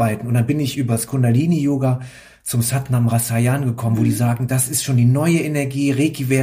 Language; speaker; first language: German; native; German